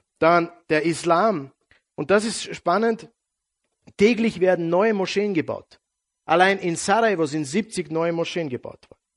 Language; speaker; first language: German; non-native, fluent; Serbian